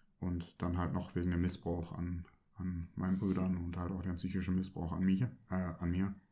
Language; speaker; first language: German; early bilingual, other home language; Turkish